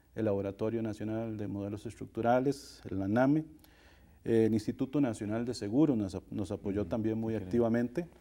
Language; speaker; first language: Spanish; native; Spanish